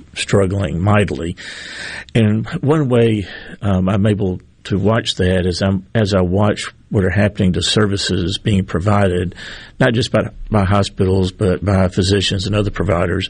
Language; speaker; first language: English; native; English